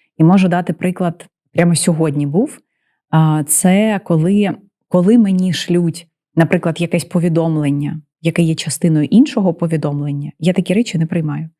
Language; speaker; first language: Ukrainian; non-native, local second language; Russian